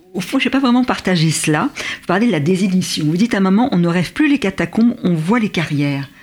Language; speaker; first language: French; native; French